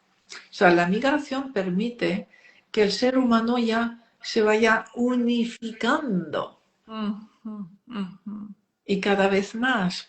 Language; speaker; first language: Spanish; non-native, fluent; French